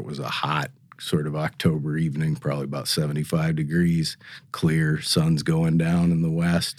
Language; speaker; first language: English; native; English